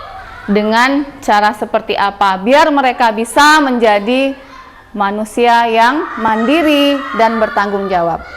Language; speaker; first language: Indonesian; native; Indonesian